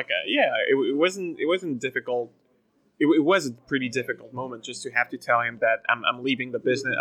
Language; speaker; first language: English; non-native, fluent; French